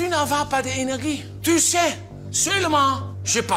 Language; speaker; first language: French; non-native, learner; Dutch